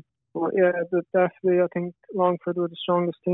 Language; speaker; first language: English; native; English